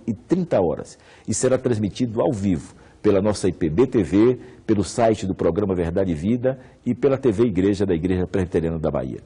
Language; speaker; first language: Portuguese; native; Portuguese